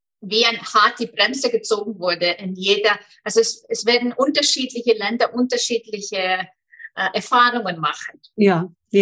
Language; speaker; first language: German; non-native, fluent; Icelandic